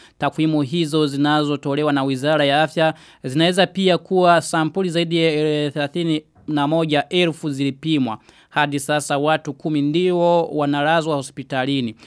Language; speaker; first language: Swahili; non-native, local second language; Rundi